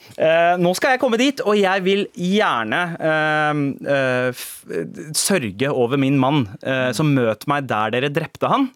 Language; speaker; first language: Norwegian; early bilingual, other home language; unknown